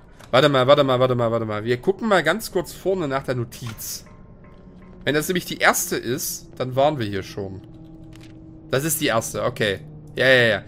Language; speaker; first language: German; native; German